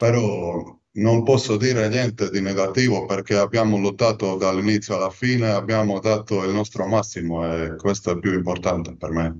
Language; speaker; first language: Italian; non-native, fluent; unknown